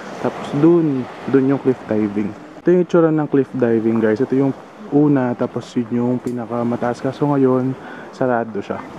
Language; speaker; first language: Filipino; native; Filipino